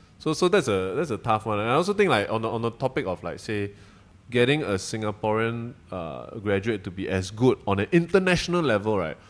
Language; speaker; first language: English; native; English